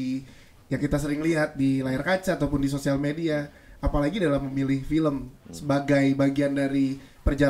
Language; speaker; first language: Indonesian; native; Indonesian